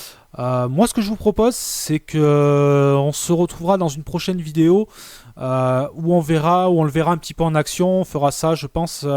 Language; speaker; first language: French; native; French